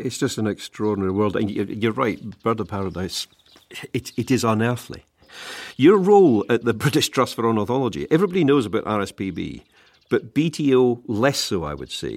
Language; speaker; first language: English; native; English